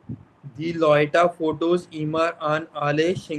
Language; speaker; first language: German; non-native, fluent; Hindi